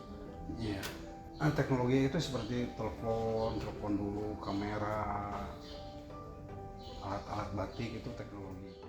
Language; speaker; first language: Indonesian; native; Indonesian